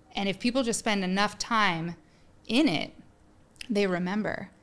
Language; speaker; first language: English; native; English